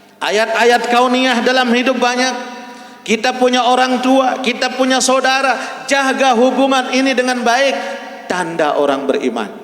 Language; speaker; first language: Malay; non-native, local second language; Sasak